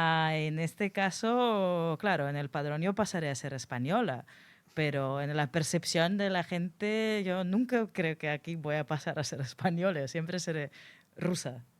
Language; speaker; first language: Spanish; non-native, fluent; Russian